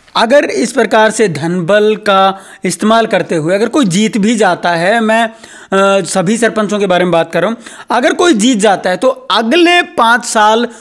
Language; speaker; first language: Hindi; native; Hindi